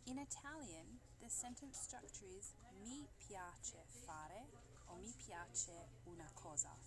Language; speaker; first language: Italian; non-native, fluent; English